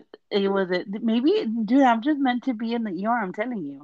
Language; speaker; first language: English; early bilingual, other home language; Spanish